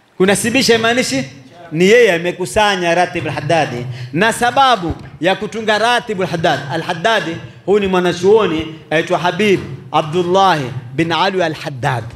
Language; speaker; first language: Swahili; native; Swahili